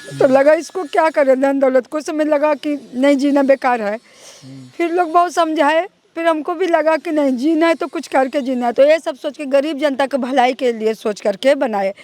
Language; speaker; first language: Hindi; native; Hindi